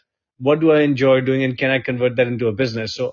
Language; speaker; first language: English; non-native, local second language; Hindi